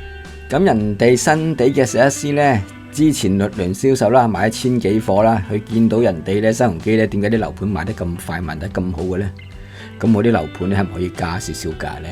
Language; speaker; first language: Cantonese; native; Cantonese